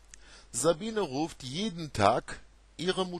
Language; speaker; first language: German; non-native, fluent; Turkish